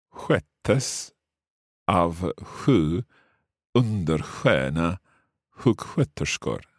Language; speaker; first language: Swedish; non-native, learner; English